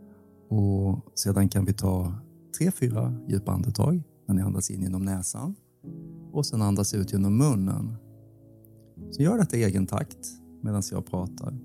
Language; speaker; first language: Swedish; native; Swedish